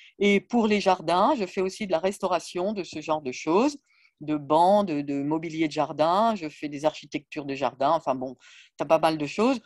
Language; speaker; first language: French; native; French